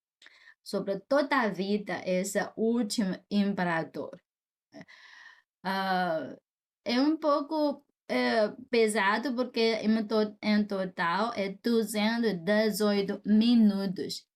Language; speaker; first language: Portuguese; non-native, fluent; Chinese